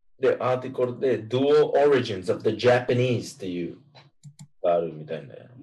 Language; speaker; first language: Japanese; non-native, fluent; English